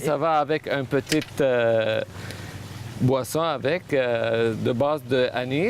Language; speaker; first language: French; non-native, fluent; Armenian